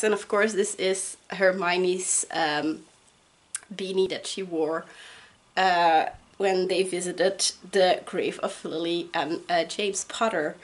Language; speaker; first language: English; non-native, fluent; Dutch